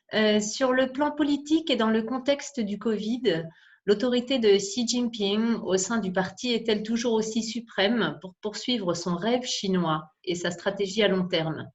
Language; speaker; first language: French; native; French